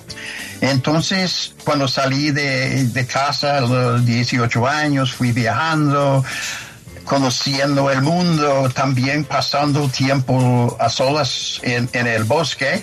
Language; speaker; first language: Spanish; non-native, fluent; English